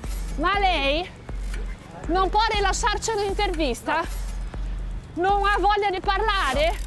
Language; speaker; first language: Italian; non-native, fluent; Portuguese